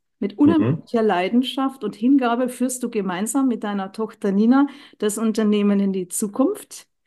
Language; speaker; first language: German; native; German